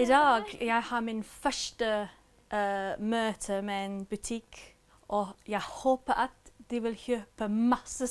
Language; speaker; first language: Norwegian; non-native, learner; English